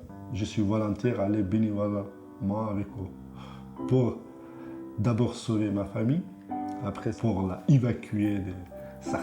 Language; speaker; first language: French; non-native, fluent; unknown